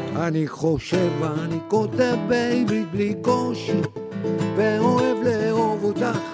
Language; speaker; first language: Hebrew; non-native, fluent; Spanish